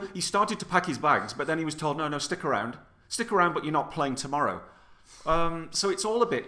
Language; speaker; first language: English; native; English